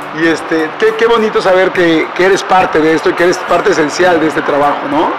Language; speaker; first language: Spanish; native; Spanish